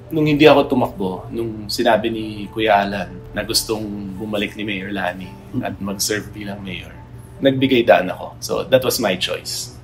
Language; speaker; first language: Filipino; native; Filipino